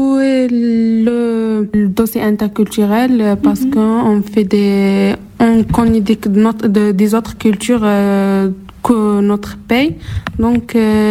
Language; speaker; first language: French; non-native, local second language; Arabic